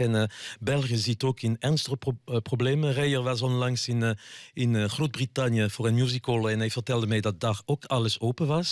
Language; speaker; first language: Dutch; non-native, fluent; French